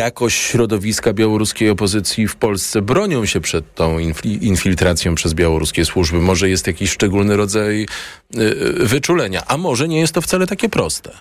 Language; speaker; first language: Polish; native; Polish